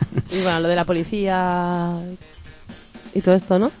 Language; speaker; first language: Spanish; native; Spanish